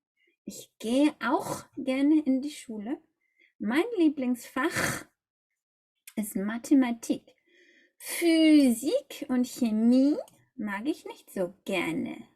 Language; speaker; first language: German; non-native, fluent; English